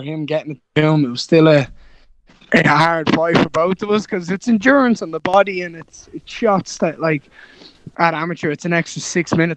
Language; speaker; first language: English; native; English